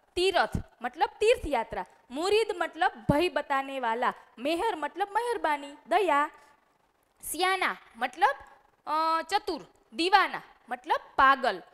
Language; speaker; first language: Hindi; non-native, local second language; Gujarati